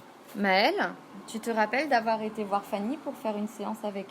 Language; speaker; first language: French; native; French